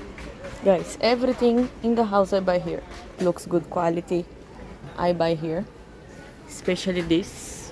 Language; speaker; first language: English; non-native, learner; Portuguese